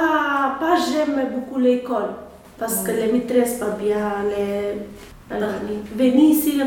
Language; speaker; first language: French; non-native, learner; Albanian